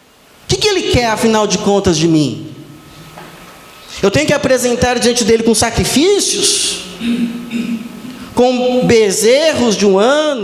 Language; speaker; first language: Portuguese; native; Portuguese